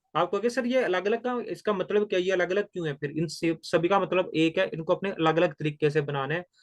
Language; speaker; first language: Hindi; non-native, local second language; Punjabi